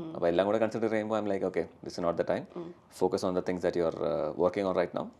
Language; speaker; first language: Malayalam; early bilingual, heritage; Malayalam